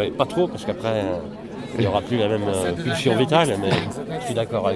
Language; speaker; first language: French; native; French